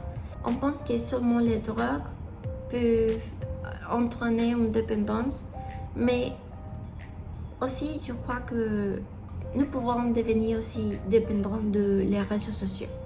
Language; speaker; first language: French; non-native, learner; Spanish